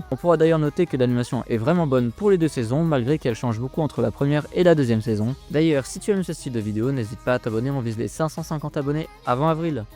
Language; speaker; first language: French; native; French